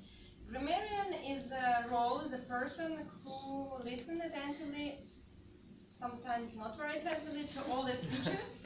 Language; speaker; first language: English; non-native, fluent; Russian